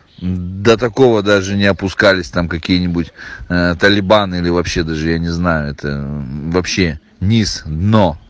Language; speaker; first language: Russian; native; Russian